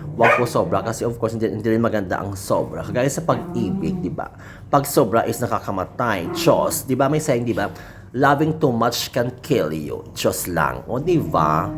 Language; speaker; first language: Filipino; non-native, local second language; Hiligaynon